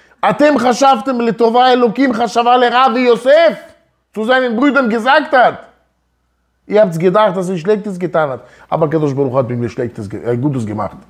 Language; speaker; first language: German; early bilingual, other home language; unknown